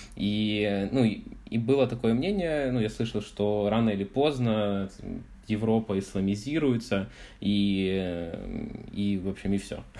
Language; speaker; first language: Russian; native; Russian